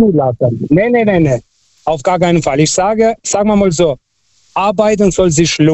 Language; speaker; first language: German; early bilingual, other home language; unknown